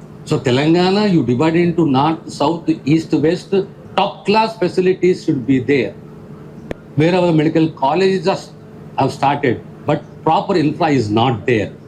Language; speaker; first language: English; non-native, local second language; Telugu